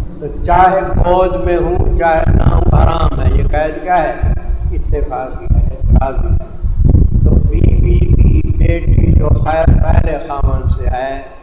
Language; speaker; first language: Urdu; native; Urdu